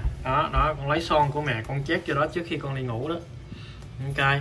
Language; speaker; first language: Vietnamese; native; Vietnamese